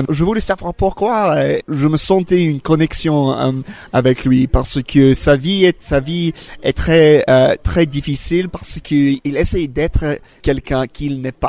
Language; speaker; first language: French; non-native, fluent; English